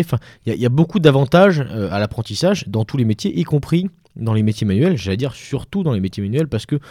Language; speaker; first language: French; native; French